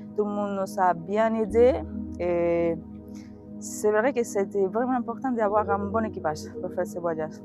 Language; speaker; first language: French; non-native, learner; Spanish